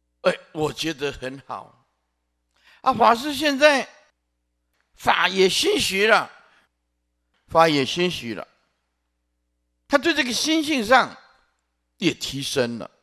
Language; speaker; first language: Chinese; non-native, local second language; Min Nan Chinese